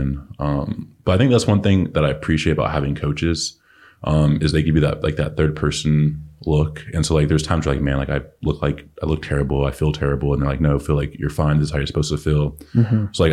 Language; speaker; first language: English; native; English